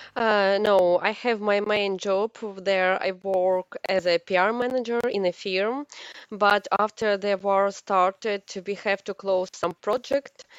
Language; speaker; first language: English; non-native, learner; Ukrainian